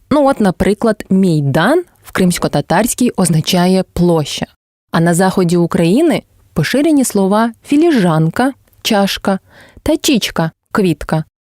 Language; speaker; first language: Ukrainian; non-native, local second language; Crimean Tatar